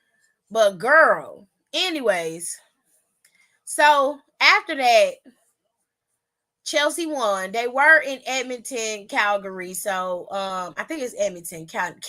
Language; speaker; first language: English; native; English